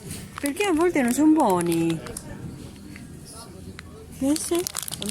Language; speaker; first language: Italian; non-native, learner; Filipino